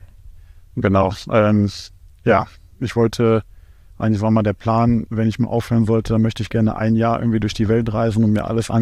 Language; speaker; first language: German; native; German